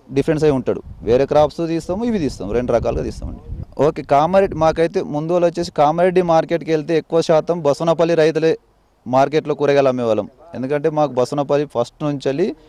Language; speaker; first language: Telugu; native; Telugu